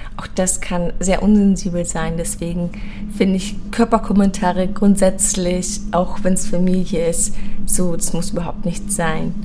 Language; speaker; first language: German; early bilingual, other home language; Persian